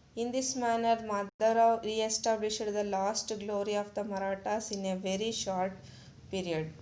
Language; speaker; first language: English; non-native, local second language; Kannada